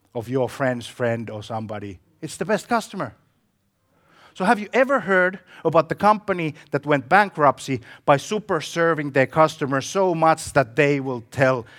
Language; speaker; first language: English; non-native, fluent; Finnish